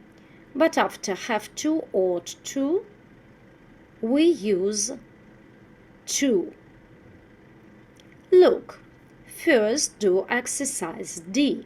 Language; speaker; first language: English; non-native, fluent; Russian